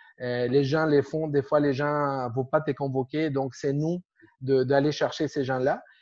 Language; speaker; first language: French; non-native, fluent; Spanish